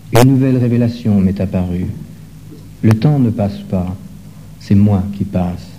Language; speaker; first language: French; native; French